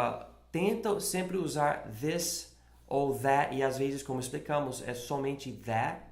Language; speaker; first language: Portuguese; non-native, fluent; English